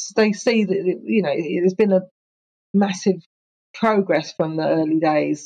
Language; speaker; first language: English; native; English